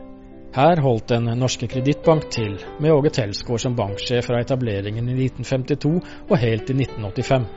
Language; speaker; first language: Norwegian; native; Norwegian